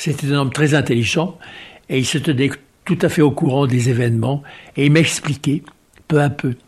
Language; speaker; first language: French; native; French